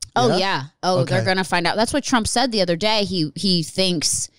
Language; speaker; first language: English; native; English